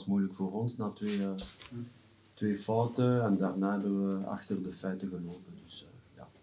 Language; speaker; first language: Dutch; non-native, local second language; French